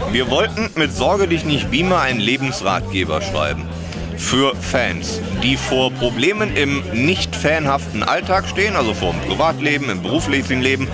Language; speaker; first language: German; native; German